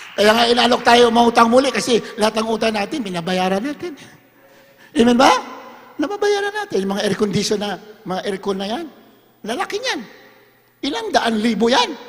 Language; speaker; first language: Filipino; non-native, local second language; Hiligaynon